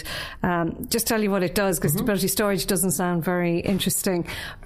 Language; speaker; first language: English; native; English